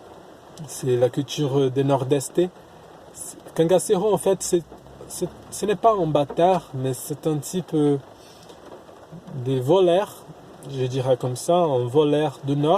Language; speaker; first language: French; non-native, fluent; Portuguese